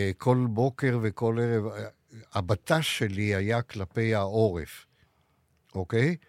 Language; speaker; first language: Hebrew; native; Hebrew